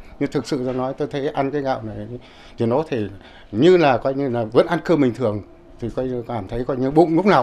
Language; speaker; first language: Vietnamese; native; Vietnamese